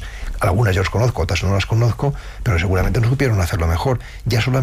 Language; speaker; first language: Spanish; native; Spanish